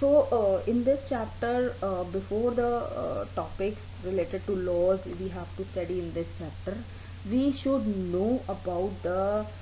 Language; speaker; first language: English; non-native, local second language; Hindi